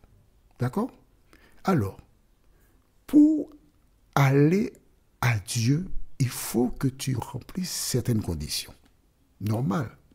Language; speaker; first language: French; native; French